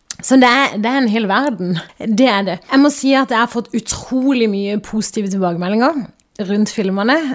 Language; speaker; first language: Norwegian; native; Norwegian